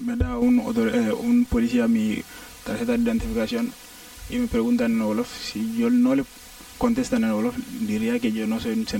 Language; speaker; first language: Spanish; non-native, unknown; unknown